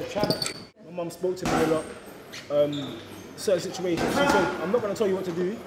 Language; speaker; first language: English; native; English